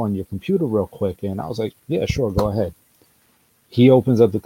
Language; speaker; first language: English; native; English